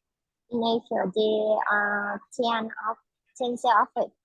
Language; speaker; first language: English; non-native, learner; Vietnamese